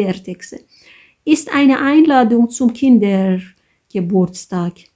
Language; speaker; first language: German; non-native, learner; Persian